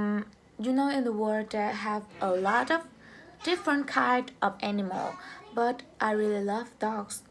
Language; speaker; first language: English; non-native, learner; Vietnamese